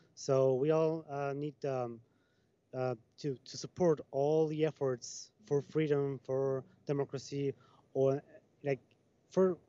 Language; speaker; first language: English; non-native, fluent; Italian